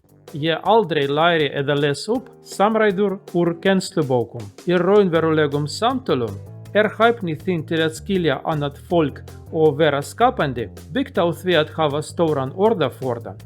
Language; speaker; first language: Icelandic; non-native, learner; Russian